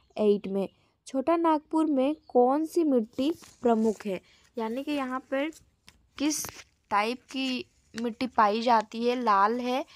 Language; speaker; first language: Hindi; native; Hindi